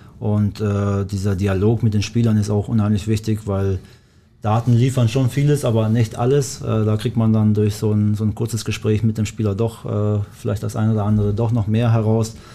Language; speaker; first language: German; early bilingual, other home language; Albanian